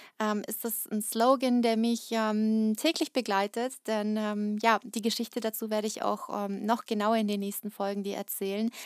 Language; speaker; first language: German; early bilingual, other home language; Russian